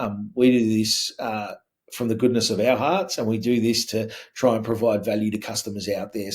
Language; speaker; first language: English; native; English